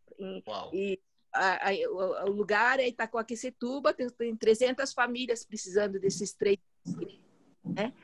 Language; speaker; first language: Portuguese; early bilingual, other home language; Chinese